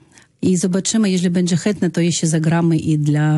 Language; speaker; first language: Polish; non-native, learner; Russian